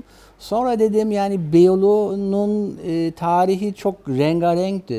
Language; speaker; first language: Turkish; early bilingual, other home language; German